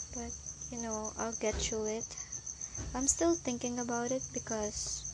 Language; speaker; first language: English; non-native, local second language; Filipino